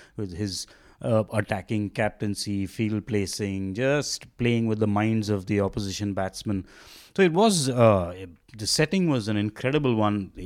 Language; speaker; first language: English; non-native, local second language; Tamil